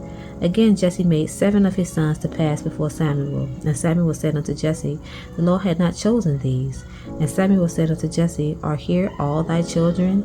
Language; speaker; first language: English; native; English